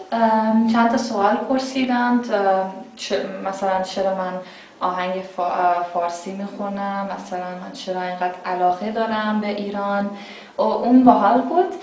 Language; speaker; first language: Persian; non-native, fluent; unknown